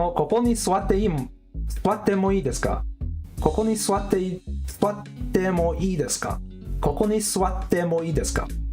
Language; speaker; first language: Japanese; non-native, learner; English